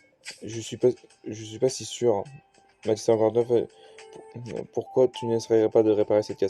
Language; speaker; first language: French; native; French